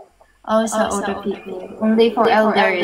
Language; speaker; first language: English; non-native, fluent; Japanese